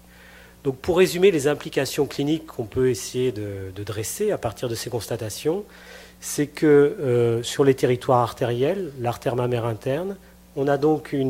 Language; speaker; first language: French; native; French